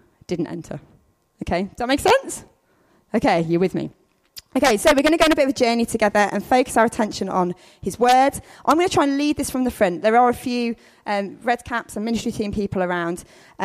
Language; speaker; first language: English; native; English